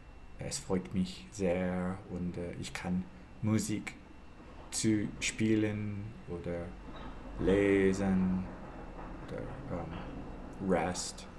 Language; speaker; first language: German; non-native, learner; English